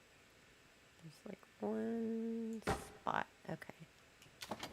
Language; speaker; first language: English; native; English